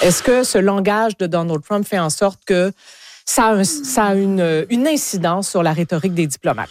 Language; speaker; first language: French; native; French